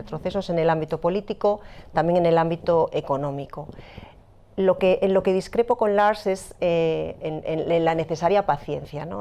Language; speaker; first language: Spanish; native; Spanish